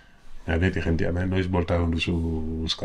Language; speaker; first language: Basque; non-native, learner; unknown